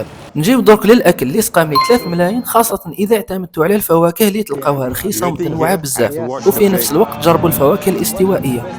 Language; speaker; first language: Arabic; native; Arabic